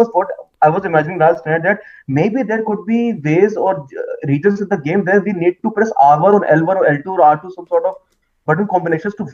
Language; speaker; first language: English; non-native, local second language; Hindi